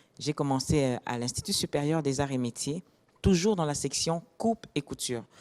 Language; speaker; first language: French; non-native, local second language; Lingala